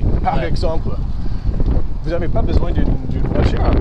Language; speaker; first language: French; early bilingual, heritage; English